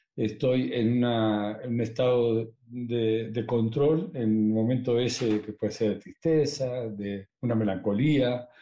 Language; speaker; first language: Spanish; native; Spanish